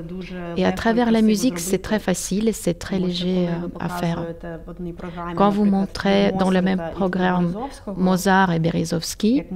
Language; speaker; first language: French; non-native, fluent; Ukrainian